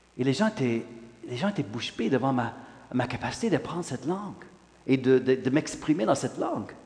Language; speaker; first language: French; non-native, local second language; English